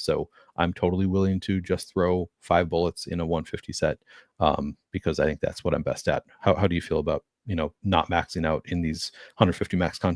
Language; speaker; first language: English; native; English